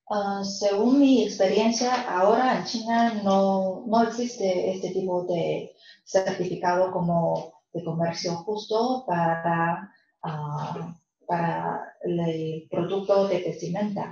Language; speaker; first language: Spanish; non-native, fluent; Chinese